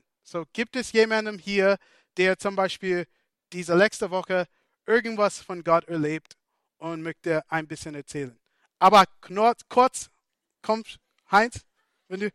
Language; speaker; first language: German; non-native, fluent; English